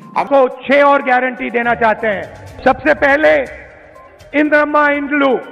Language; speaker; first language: Hindi; non-native, local second language; Telugu